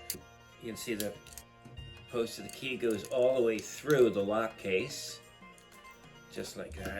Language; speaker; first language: English; native; English